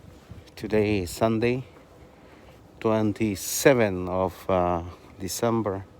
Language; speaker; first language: English; non-native, learner; Spanish